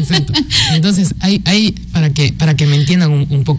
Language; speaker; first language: Spanish; native; Spanish